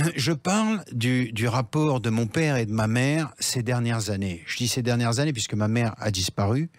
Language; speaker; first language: French; native; French